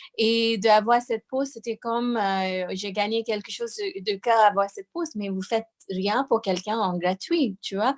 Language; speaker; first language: French; non-native, fluent; English